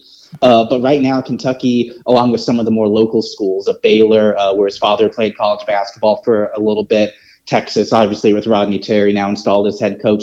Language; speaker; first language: English; native; English